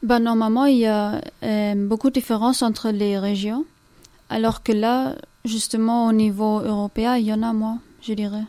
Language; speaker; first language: French; non-native, fluent; German